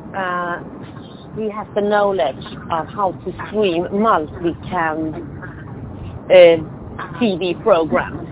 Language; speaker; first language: English; non-native, fluent; Swedish